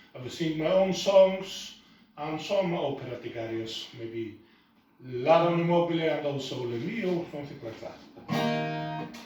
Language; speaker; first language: English; non-native, fluent; Icelandic